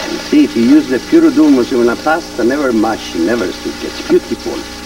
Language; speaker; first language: English; non-native, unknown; Italian